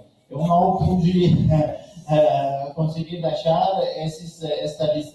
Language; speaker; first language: Portuguese; non-native, learner; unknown